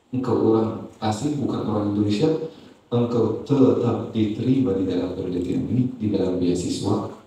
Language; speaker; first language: Indonesian; non-native, fluent; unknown